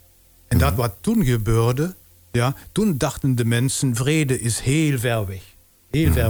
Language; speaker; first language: Dutch; non-native, fluent; German